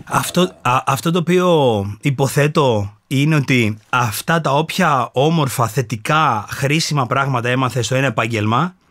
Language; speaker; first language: Greek; native; Greek